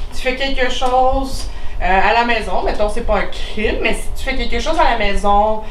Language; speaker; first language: French; non-native, local second language; English